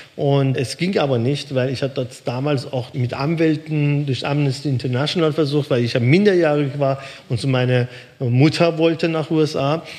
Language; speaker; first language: German; early bilingual, other home language; Persian